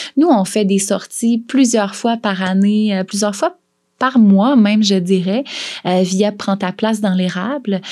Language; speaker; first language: French; native; French